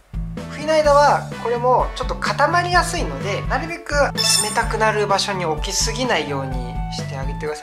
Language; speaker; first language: Japanese; non-native, fluent; Korean